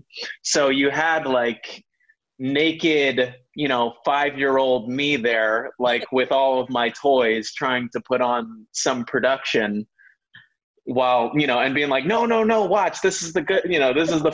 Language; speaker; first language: English; native; English